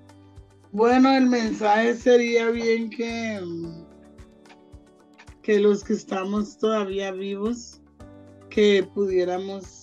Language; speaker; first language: Spanish; non-native, local second language; Jamaican Creole English